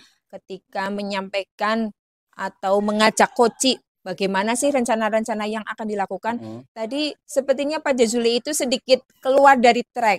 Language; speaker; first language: Indonesian; native; Indonesian